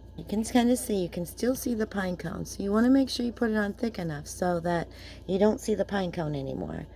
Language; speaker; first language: English; native; English